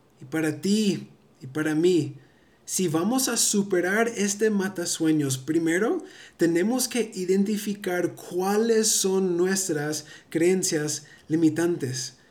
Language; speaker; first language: Spanish; early bilingual, heritage; Spanish